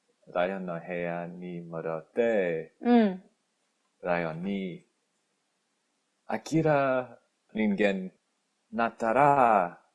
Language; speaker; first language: Japanese; non-native, learner; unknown